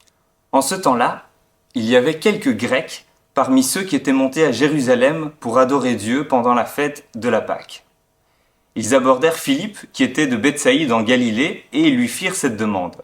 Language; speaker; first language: French; native; French